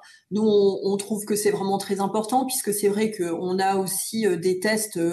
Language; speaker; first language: French; native; French